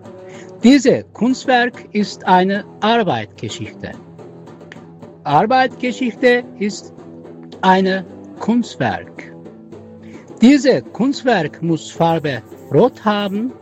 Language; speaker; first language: German; non-native, learner; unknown